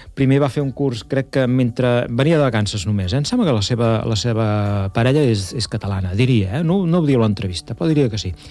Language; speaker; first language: Catalan; native; Catalan